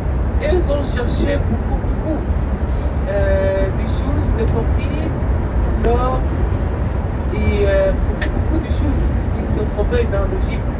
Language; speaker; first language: French; non-native, learner; Arabic